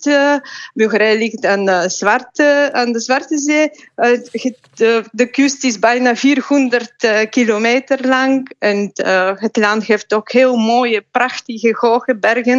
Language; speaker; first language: Dutch; non-native, fluent; Bulgarian